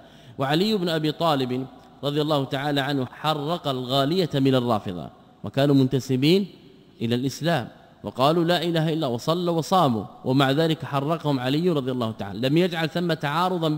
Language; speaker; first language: Arabic; native; Arabic